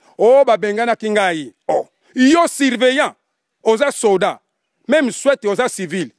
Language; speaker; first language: Lingala; non-native, local second language; Kongo